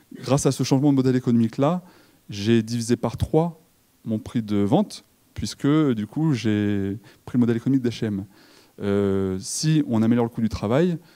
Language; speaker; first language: French; native; French